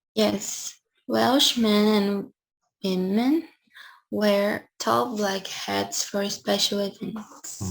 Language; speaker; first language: English; non-native, learner; Portuguese